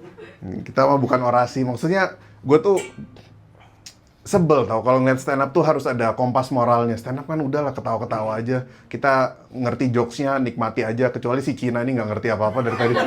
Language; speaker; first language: Indonesian; native; Indonesian